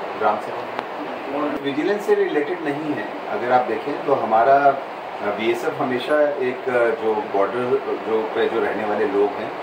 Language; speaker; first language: Hindi; native; Hindi